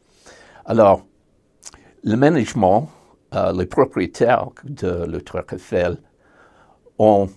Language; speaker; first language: French; non-native, learner; English